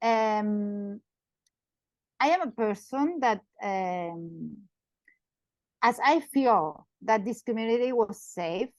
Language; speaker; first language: English; non-native, learner; Catalan